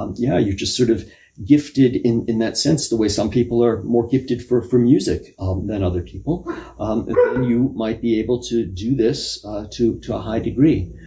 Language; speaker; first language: English; native; English